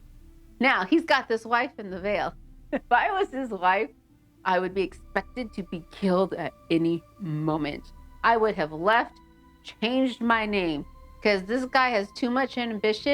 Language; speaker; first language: English; native; English